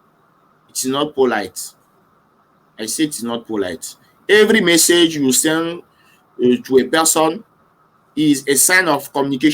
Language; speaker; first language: English; non-native, learner; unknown